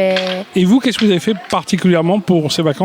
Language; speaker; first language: French; native; French